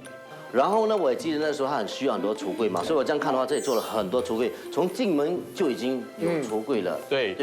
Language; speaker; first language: Chinese; native; Chinese